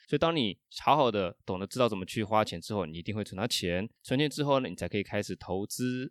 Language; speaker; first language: Chinese; non-native, fluent; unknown